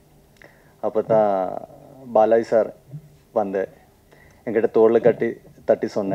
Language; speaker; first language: Tamil; non-native, learner; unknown